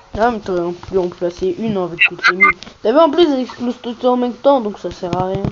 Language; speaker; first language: French; native; French